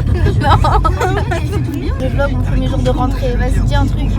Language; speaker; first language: French; native; French